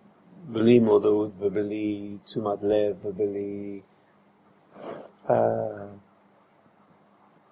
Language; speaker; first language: Hebrew; non-native, fluent; English